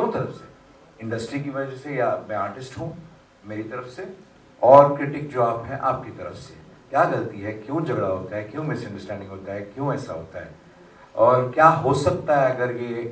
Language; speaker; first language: Hindi; non-native, local second language; Tamil